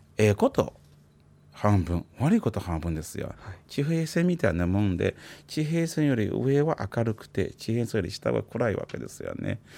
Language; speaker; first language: Japanese; non-native, fluent; Chinese